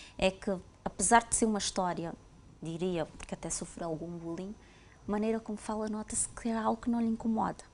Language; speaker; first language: Portuguese; native; Portuguese